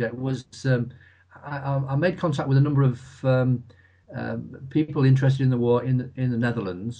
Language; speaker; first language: English; native; English